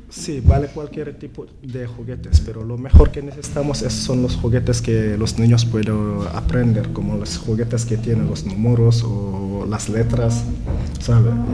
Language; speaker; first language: Spanish; non-native, learner; Wolof